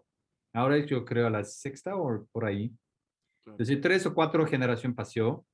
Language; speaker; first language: Spanish; non-native, fluent; Korean